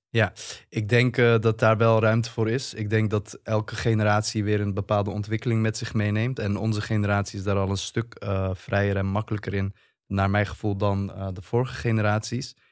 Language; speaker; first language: Dutch; early bilingual, other home language; Turkish